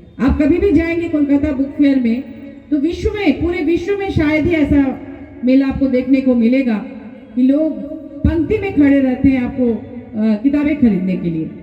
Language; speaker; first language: Hindi; non-native, local second language; Bangla